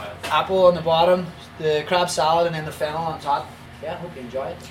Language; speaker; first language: English; native; English